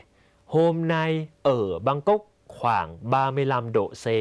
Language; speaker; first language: Vietnamese; non-native, fluent; Thai